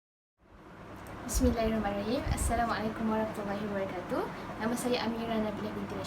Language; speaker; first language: Malay; native; Malay